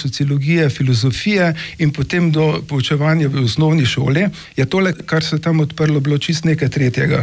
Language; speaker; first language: Slovenian; native; Slovenian